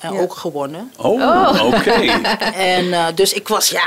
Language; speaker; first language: Dutch; non-native, local second language; Papiamento